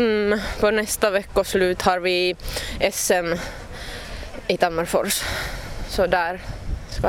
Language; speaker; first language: Swedish; non-native, local second language; Finnish